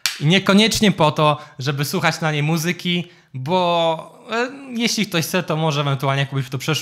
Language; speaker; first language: Polish; native; Polish